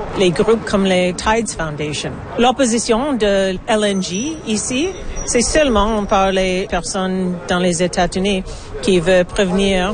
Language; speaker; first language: French; non-native, learner; English